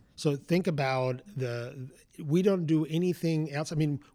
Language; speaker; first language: English; non-native, fluent; Spanish